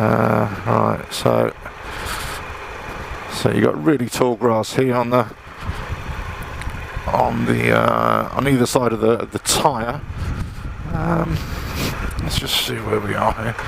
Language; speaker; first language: English; native; English